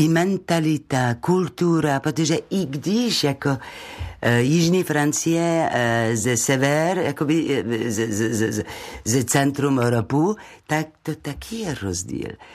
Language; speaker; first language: Czech; non-native, fluent; French